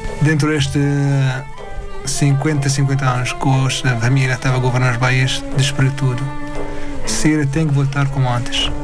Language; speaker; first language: Portuguese; non-native, learner; Arabic